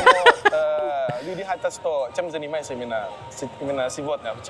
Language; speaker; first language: Russian; non-native, learner; Indonesian